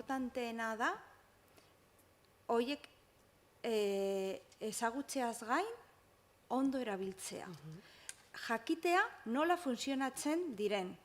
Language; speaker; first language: Basque; non-native, local second language; Spanish